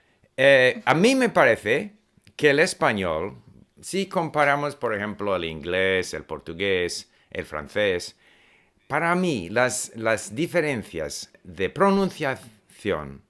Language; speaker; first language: Spanish; non-native, fluent; English